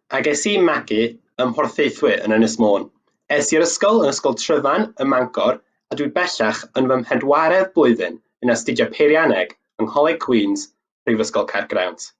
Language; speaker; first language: Welsh; native; Welsh